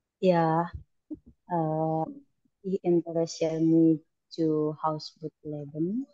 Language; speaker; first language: German; non-native, learner; Indonesian